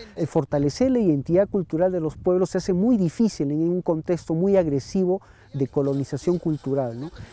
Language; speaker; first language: Spanish; native; Spanish